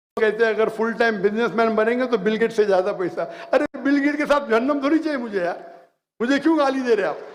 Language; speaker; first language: Hindi; non-native, local second language; Konkani